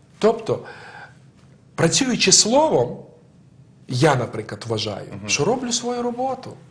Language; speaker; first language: Ukrainian; native; Ukrainian